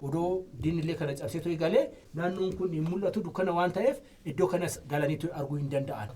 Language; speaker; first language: Oromo; native; Oromo